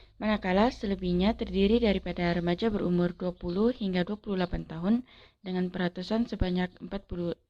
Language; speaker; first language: Malay; native; Malay